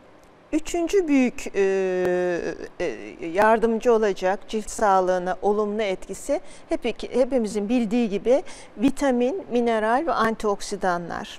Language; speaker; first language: Turkish; native; Turkish